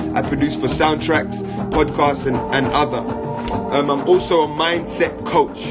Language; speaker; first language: English; native; English